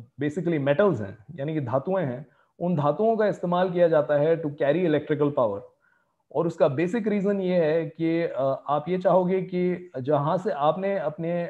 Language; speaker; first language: Hindi; native; Hindi